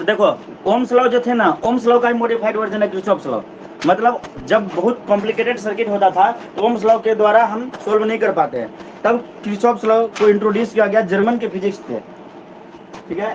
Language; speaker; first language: Hindi; native; Hindi